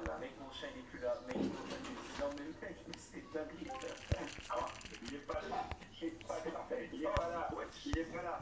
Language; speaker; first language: French; native; French